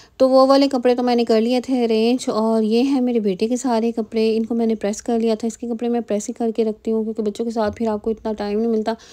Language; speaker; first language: Urdu; native; Urdu